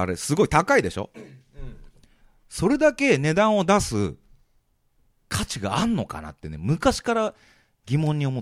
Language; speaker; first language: Japanese; native; Japanese